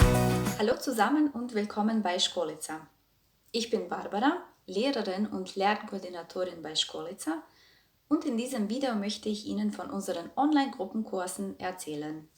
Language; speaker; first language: German; non-native, fluent; Croatian